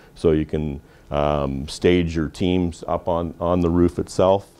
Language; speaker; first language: English; native; English